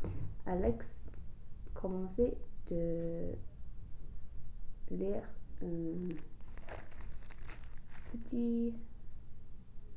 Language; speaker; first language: French; non-native, learner; English